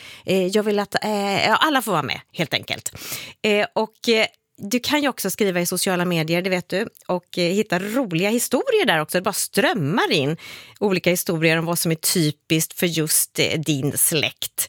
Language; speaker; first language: Swedish; native; Swedish